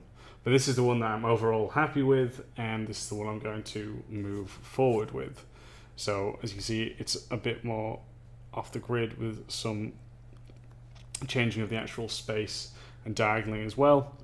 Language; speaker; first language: English; native; English